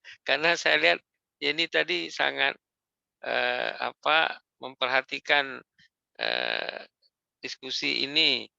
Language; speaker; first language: Malay; native; Malay